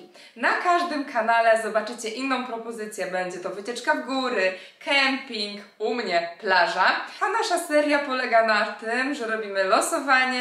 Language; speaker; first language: Polish; native; Polish